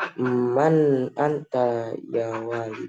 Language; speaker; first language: Arabic; non-native, learner; Indonesian